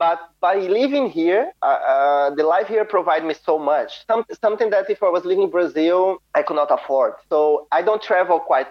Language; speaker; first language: English; non-native, fluent; Portuguese